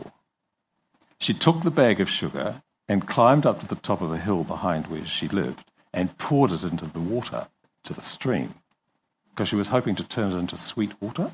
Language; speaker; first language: English; native; English